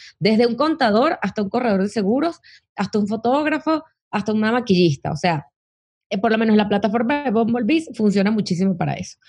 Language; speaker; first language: Spanish; native; Spanish